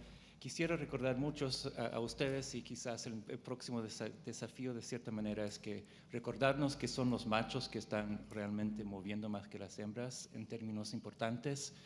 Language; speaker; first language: Spanish; non-native, fluent; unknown